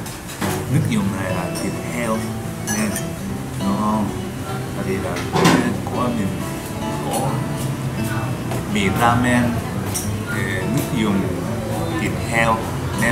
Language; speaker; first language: Vietnamese; non-native, learner; Japanese